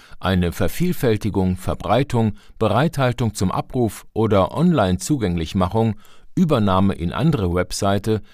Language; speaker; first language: German; native; German